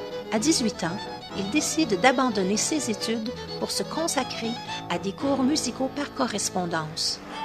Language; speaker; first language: French; native; French